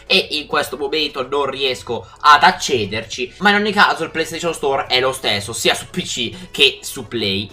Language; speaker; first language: Italian; native; Italian